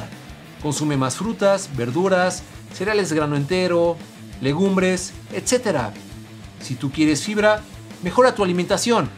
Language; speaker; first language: Spanish; native; Spanish